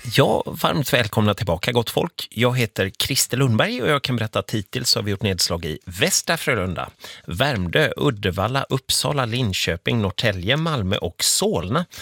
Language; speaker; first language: Swedish; native; Swedish